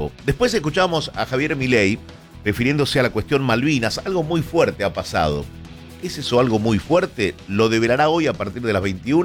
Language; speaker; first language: Spanish; native; Spanish